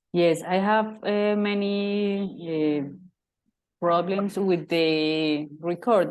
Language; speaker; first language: English; non-native, learner; Spanish